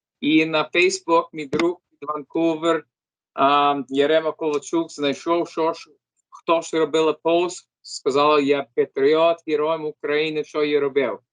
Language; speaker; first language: Ukrainian; early bilingual, heritage; English